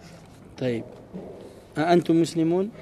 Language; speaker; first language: Arabic; early bilingual, heritage; Arabic